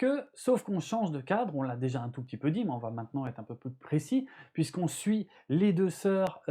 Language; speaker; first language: French; native; French